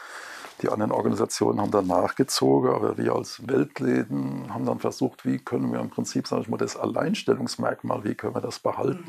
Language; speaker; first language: German; native; German